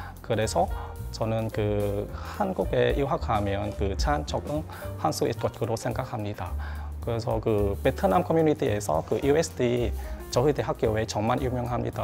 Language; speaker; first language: Korean; non-native, learner; Vietnamese